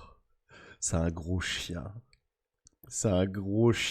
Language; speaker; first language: French; native; French